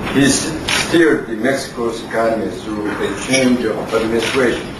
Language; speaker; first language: English; non-native, fluent; Korean